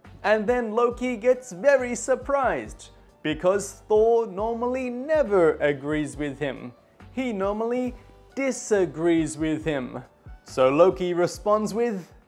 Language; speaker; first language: English; native; English